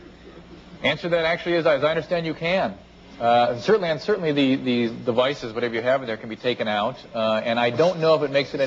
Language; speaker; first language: English; native; English